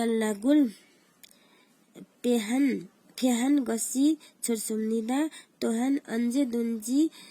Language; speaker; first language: Korean; non-native, learner; Nepali